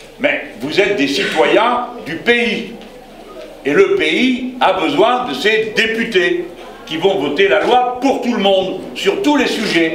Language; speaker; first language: French; native; French